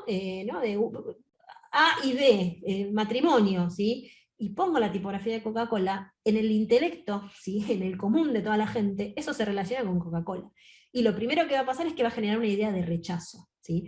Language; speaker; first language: Spanish; native; Spanish